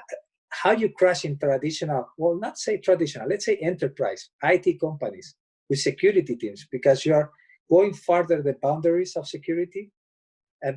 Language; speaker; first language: English; non-native, fluent; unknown